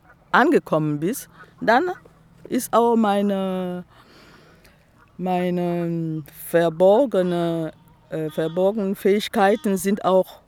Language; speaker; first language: German; non-native, fluent; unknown